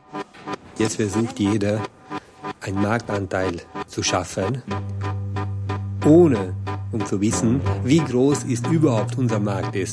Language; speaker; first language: German; non-native, fluent; Hungarian